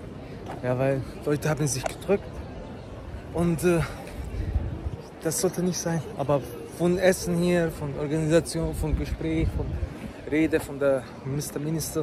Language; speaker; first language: German; non-native, learner; Arabic